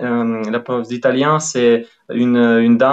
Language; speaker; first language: French; non-native, fluent; Ukrainian